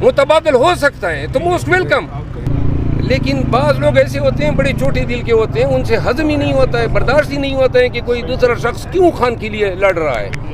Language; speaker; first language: Urdu; non-native, local second language; Pashto